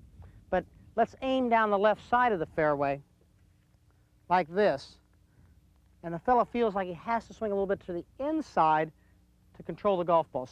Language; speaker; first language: English; native; English